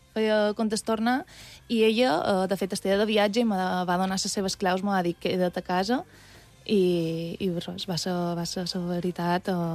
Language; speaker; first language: Catalan; native; Catalan